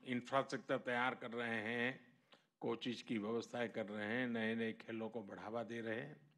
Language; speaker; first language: Hindi; non-native, local second language; Gujarati